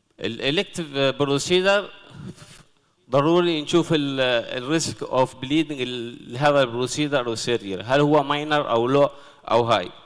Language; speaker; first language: Arabic; native; Arabic